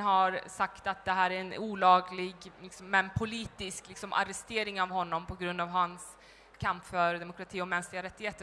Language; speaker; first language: Swedish; early bilingual, other home language; Turkish